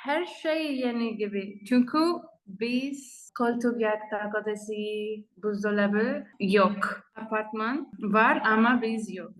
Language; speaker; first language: Turkish; non-native, learner; Spanish